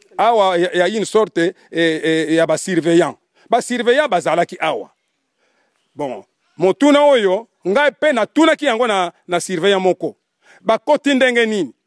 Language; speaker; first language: Lingala; non-native, local second language; Kongo